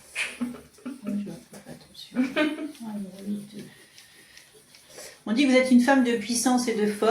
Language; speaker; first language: French; native; French